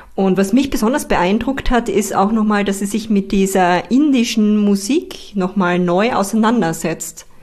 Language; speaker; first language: German; native; German